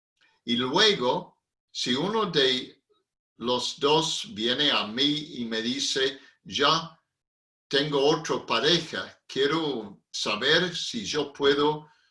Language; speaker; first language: Spanish; non-native, fluent; English